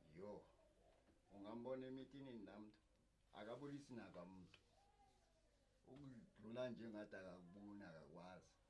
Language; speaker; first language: Zulu; native; Zulu